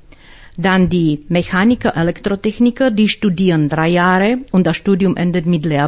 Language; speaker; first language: German; non-native, fluent; Slovak